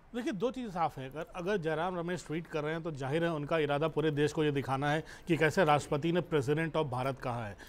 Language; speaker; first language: Hindi; native; Hindi